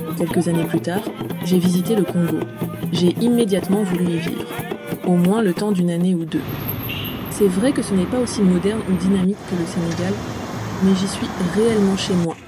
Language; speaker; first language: French; native; French